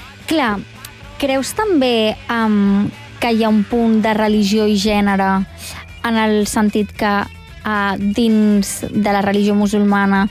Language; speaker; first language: Catalan; native; Catalan